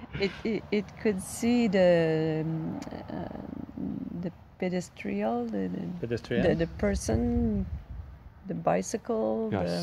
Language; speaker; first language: English; non-native, local second language; French